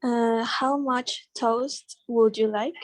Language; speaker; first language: English; non-native, learner; Spanish